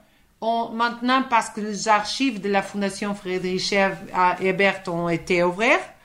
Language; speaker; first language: French; non-native, fluent; Portuguese